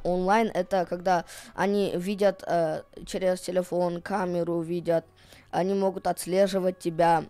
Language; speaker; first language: Russian; non-native, local second language; Kyrgyz